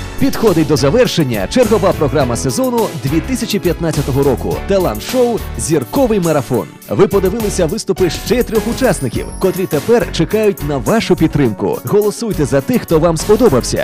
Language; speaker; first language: Ukrainian; native; Ukrainian